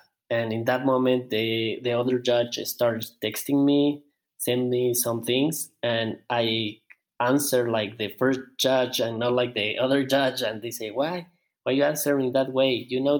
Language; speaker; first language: English; non-native, learner; Spanish